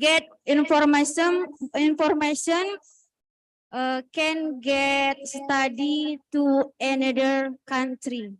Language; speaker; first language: English; non-native, learner; Indonesian